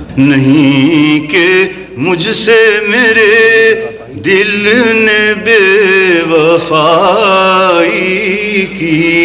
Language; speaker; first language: Urdu; native; Urdu